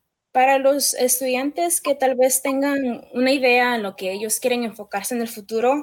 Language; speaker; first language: Spanish; early bilingual, heritage; Spanish